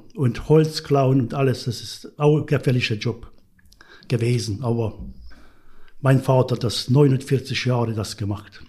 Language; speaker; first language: German; non-native, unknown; Hungarian